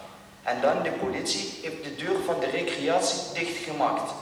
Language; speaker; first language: Dutch; non-native, learner; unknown